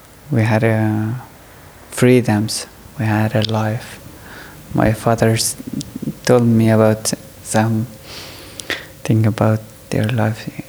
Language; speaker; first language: English; non-native, learner; Persian